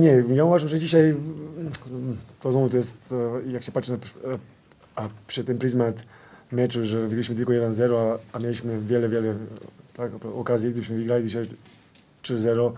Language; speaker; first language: Polish; non-native, fluent; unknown